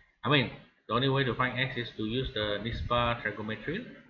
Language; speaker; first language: English; non-native, local second language; Malay